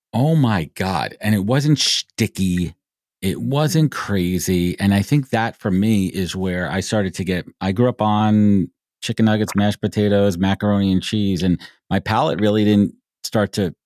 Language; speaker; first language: English; native; English